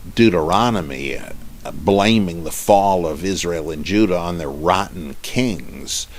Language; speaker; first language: English; native; English